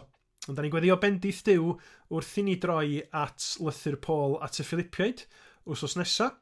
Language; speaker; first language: Welsh; native; Welsh